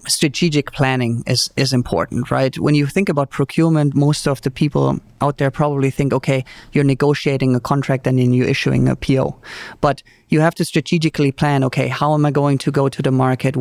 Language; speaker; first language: English; non-native, fluent; German